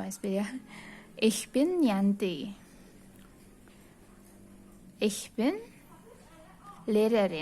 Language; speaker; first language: German; non-native, fluent; Indonesian